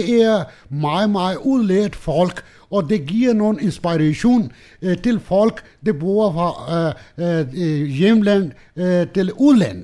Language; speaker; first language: Danish; non-native, learner; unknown